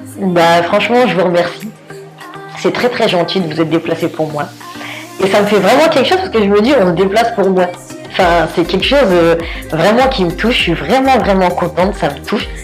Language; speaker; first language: French; early bilingual, other home language; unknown